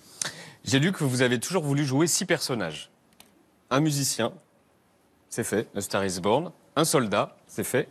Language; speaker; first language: French; native; French